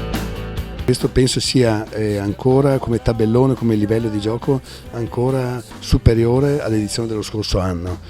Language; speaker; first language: Italian; native; Italian